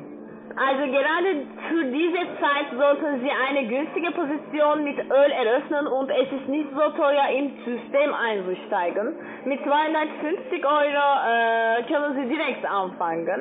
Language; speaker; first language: German; non-native, learner; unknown